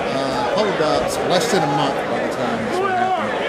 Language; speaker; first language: English; native; English